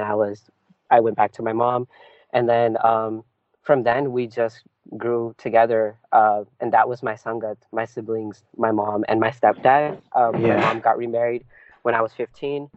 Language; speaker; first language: English; early bilingual, other home language; Punjabi